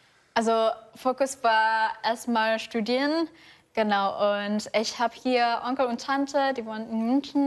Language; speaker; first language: German; non-native, fluent; Indonesian